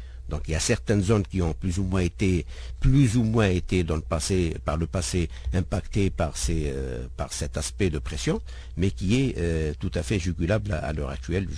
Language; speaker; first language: French; non-native, local second language; Arabic